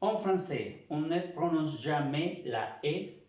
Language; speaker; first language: French; non-native, fluent; Spanish